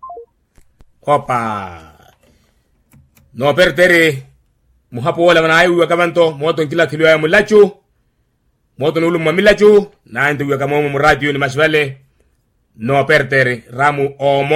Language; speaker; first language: Portuguese; non-native, local second language; Makhuwa